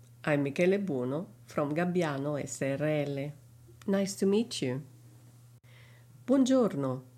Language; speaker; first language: English; non-native, fluent; Italian